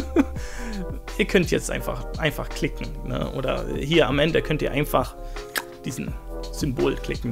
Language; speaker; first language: German; non-native, fluent; Swedish